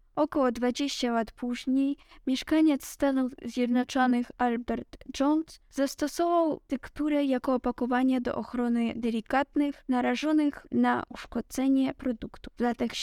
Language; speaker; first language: Polish; non-native, learner; Ukrainian